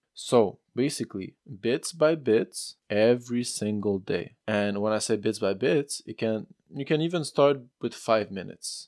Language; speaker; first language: English; non-native, fluent; French